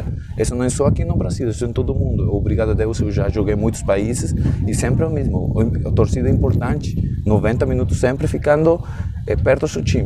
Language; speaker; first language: Portuguese; non-native, learner; Spanish